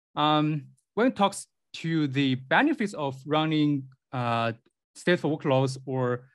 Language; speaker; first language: English; non-native, fluent; Chinese